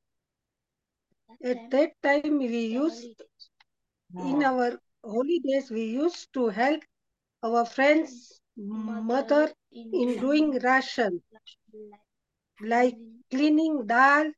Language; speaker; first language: English; non-native, local second language; Gujarati